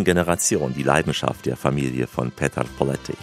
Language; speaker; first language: German; native; German